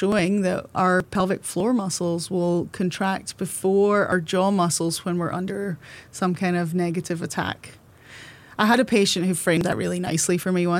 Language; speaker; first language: English; native; English